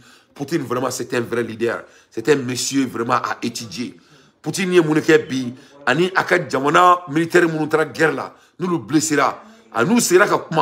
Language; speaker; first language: French; non-native, local second language; Bambara